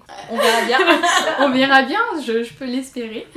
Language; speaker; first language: French; native; French